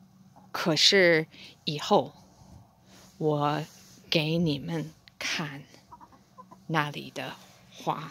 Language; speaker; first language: Chinese; non-native, fluent; English